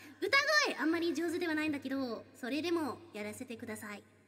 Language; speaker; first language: Japanese; non-native, learner; English